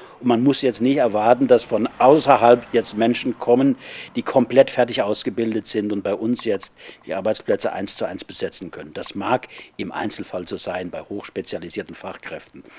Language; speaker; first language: German; native; German